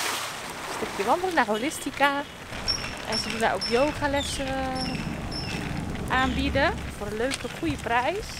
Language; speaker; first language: Dutch; native; Dutch